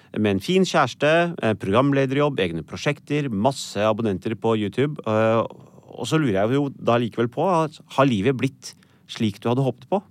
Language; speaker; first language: Norwegian; early bilingual, other home language; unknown